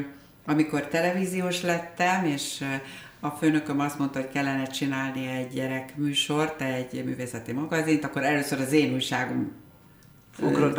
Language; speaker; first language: Hungarian; native; Hungarian